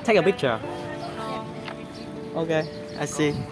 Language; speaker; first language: English; non-native, learner; Vietnamese